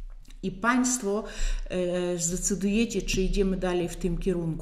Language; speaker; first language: Polish; non-native, fluent; Russian